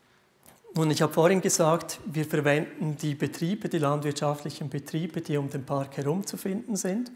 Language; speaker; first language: German; native; German